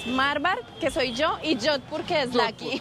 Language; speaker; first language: Spanish; native; Spanish